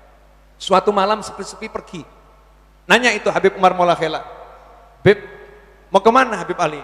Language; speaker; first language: Indonesian; native; Indonesian